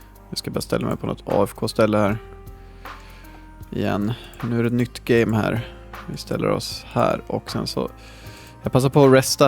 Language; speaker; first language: Swedish; native; Swedish